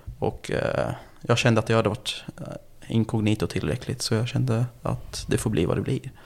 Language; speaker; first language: Swedish; early bilingual, other home language; Turkish